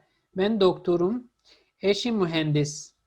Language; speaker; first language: Turkish; non-native, fluent; Urdu